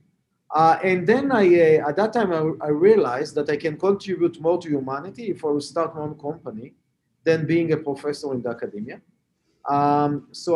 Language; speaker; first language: English; non-native, fluent; Hebrew